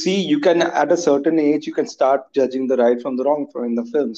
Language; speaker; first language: English; non-native, local second language; Hindi